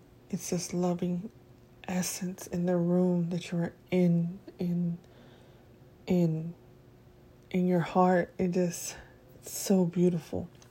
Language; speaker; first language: English; early bilingual, other home language; Spanish